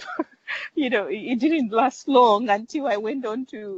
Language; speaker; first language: English; non-native, local second language; Shona